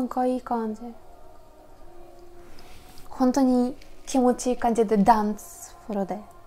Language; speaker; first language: Japanese; non-native, learner; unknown